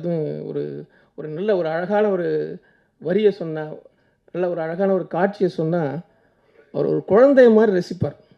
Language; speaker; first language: Tamil; native; Tamil